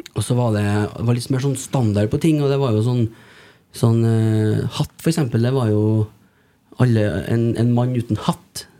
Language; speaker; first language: Norwegian; native; Norwegian